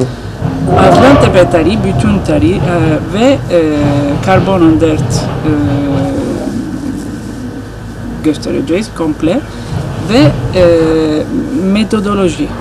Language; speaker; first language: Turkish; non-native, learner; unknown